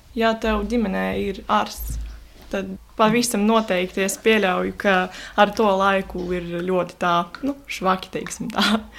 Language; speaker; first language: Latvian; non-native, local second language; Russian